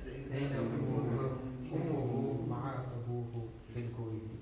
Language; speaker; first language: Arabic; non-native, learner; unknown